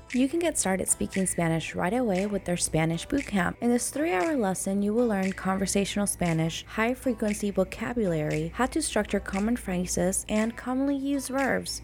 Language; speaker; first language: English; early bilingual, other home language; Spanish